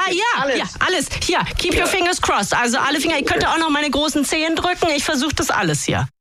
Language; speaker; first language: German; native; German